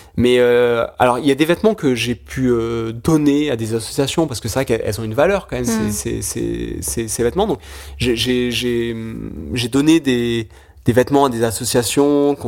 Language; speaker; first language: French; native; French